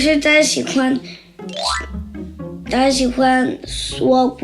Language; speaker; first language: Chinese; non-native, learner; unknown